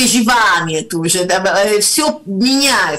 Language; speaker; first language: Russian; non-native, fluent; Italian